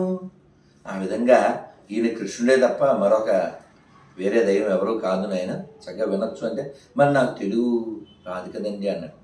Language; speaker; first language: Telugu; native; Telugu